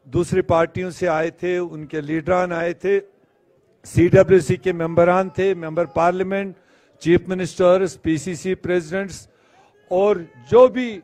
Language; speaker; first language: Hindi; native; Hindi